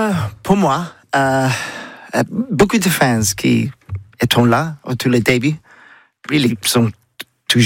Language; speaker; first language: French; non-native, learner; English